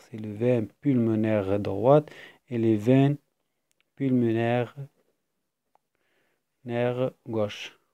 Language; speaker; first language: French; non-native, fluent; Arabic